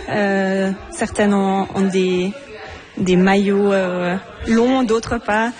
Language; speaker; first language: French; native; French